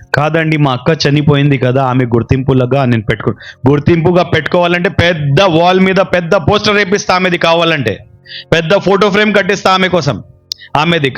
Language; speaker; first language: Telugu; non-native, local second language; Urdu